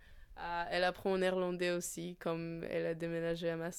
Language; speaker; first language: French; non-native, fluent; Polish